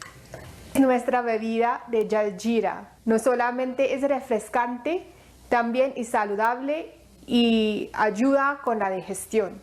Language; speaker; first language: Spanish; non-native, fluent; Hindi